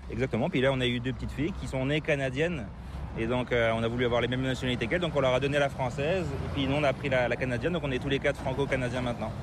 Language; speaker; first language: French; native; French